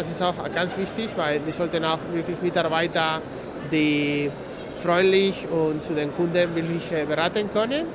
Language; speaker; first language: German; non-native, fluent; Spanish